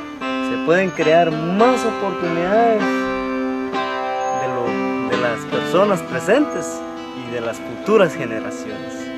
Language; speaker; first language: Spanish; non-native, local second language; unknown